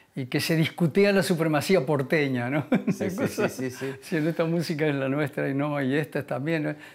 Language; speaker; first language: Spanish; native; Spanish